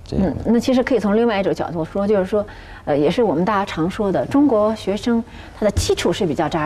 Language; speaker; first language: Chinese; native; Chinese